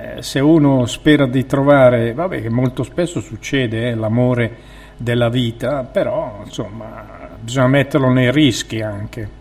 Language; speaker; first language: Italian; native; Italian